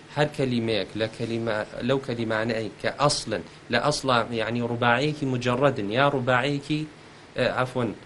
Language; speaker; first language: Central Kurdish; native; Central Kurdish